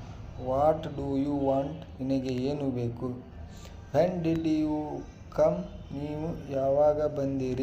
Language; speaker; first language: Kannada; native; Kannada